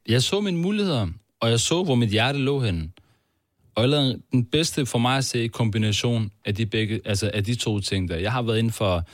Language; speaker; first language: Danish; early bilingual, other home language; Turkish